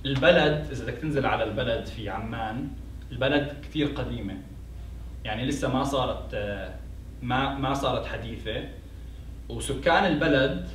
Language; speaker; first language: Arabic; native; Arabic